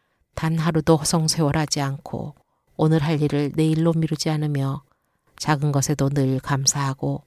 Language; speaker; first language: Korean; native; Korean